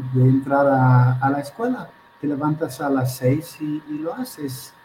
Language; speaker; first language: Spanish; non-native, fluent; Hebrew